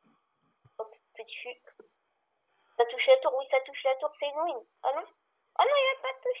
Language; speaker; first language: French; native; French